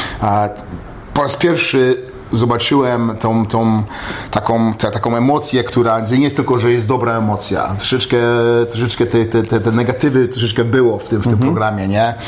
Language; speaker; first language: Polish; early bilingual, heritage; Polish